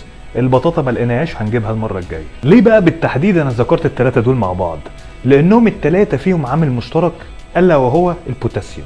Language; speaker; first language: Arabic; native; Arabic